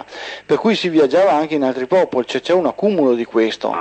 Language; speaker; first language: Italian; native; Italian